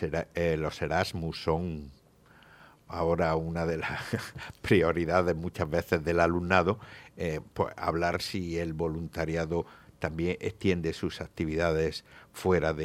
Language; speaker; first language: Spanish; native; Spanish